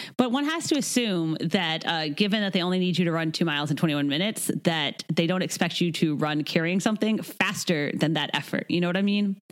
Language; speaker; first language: English; native; English